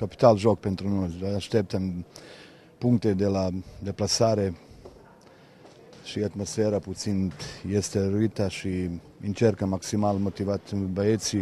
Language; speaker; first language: Romanian; non-native, learner; Serbian